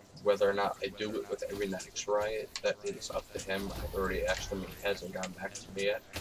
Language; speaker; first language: English; native; English